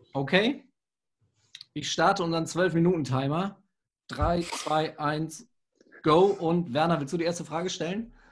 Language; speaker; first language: German; native; German